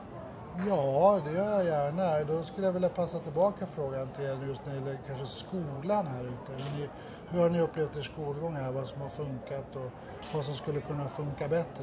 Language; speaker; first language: Swedish; native; Swedish